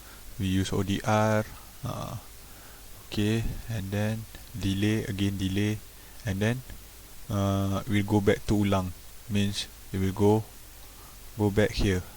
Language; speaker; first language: English; non-native, local second language; Malay